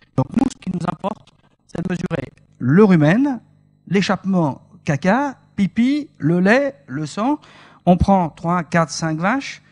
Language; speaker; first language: French; native; French